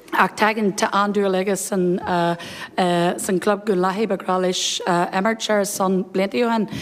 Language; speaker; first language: Irish; non-native, local second language; English